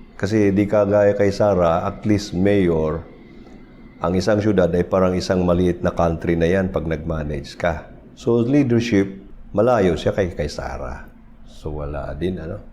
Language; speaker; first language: Filipino; non-native, local second language; Cebuano